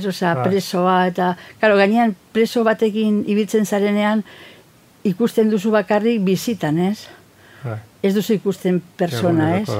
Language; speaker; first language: Basque; non-native, fluent; Catalan